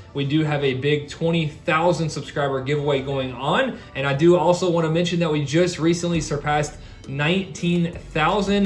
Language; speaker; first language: English; native; English